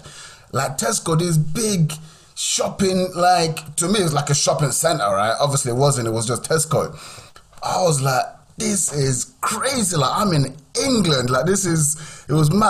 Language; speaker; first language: English; non-native, local second language; Yoruba